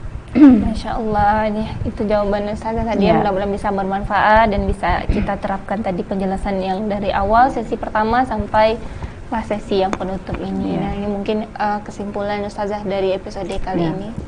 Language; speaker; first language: Indonesian; native; Indonesian